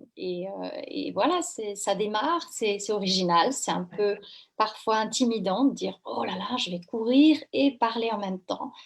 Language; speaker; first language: French; native; French